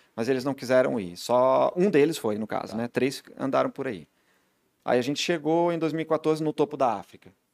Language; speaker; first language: Portuguese; native; Portuguese